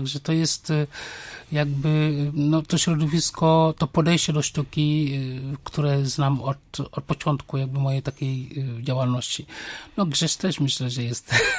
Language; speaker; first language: Polish; non-native, fluent; Wolof